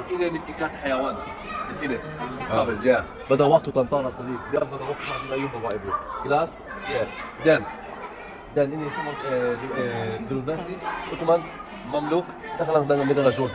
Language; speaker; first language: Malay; non-native, learner; Arabic